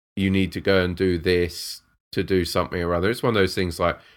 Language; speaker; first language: English; native; English